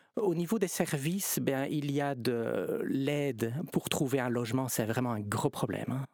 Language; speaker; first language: French; native; French